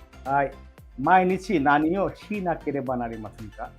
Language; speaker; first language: Japanese; non-native, fluent; Bangla